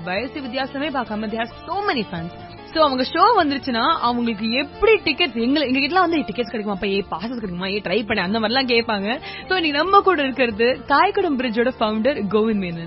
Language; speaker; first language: Tamil; native; Tamil